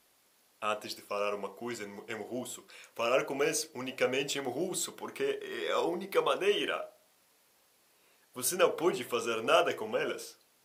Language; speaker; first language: Portuguese; non-native, fluent; Russian